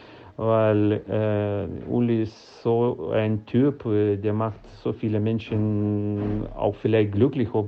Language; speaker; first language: German; non-native, learner; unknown